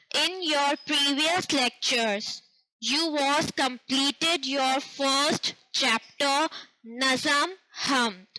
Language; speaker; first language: English; non-native, local second language; Urdu